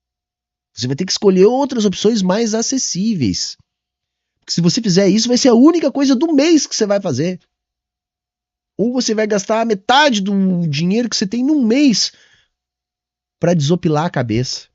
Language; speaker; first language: Portuguese; native; Portuguese